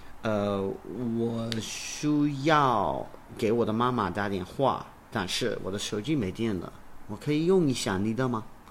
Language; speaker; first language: Chinese; non-native, learner; English